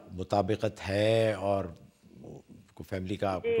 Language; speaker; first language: Urdu; native; Urdu